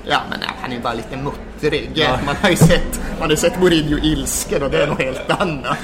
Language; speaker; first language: Swedish; native; Swedish